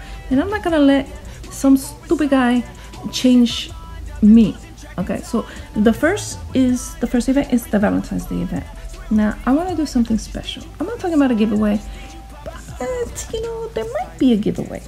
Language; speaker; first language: English; native; English